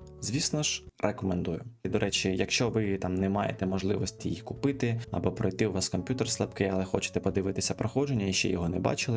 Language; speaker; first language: Ukrainian; native; Ukrainian